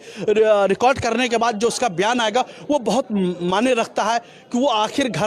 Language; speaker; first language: Hindi; native; Hindi